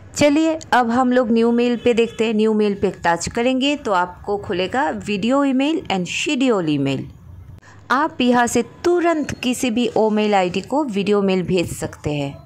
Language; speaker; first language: Hindi; non-native, local second language; Bangla